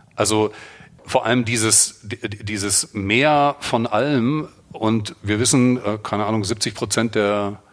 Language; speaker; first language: German; native; German